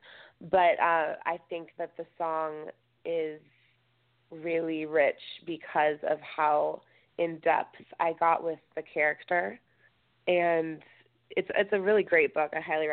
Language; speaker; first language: English; native; English